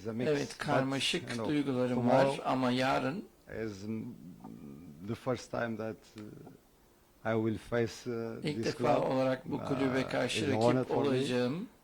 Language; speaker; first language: Turkish; non-native, learner; Portuguese